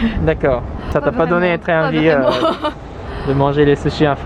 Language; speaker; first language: French; non-native, fluent; Japanese